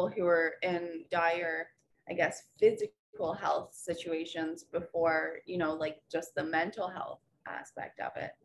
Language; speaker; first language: English; native; English